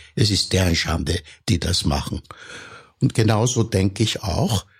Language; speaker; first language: German; native; German